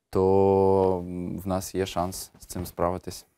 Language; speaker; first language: Ukrainian; native; Ukrainian